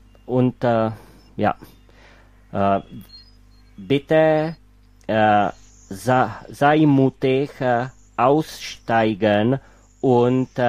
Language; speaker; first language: German; non-native, fluent; Czech